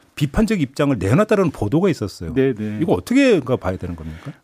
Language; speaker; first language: Korean; native; Korean